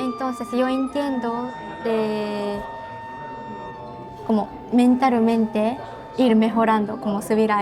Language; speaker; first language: Spanish; non-native, learner; Japanese